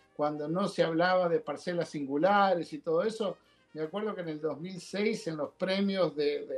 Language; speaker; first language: Spanish; native; Spanish